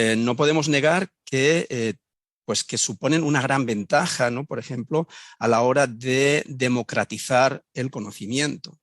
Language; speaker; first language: Spanish; native; Spanish